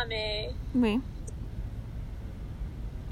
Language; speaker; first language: French; non-native, learner; English